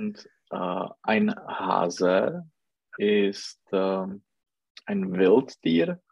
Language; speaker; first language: German; non-native, learner; Czech